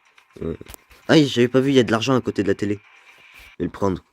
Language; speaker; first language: French; native; French